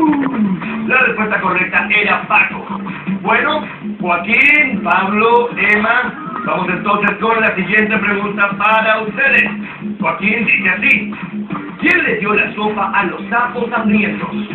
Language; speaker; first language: Spanish; native; Spanish